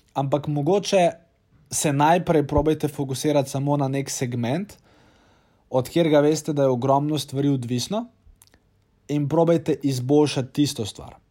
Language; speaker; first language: Slovenian; native; Slovenian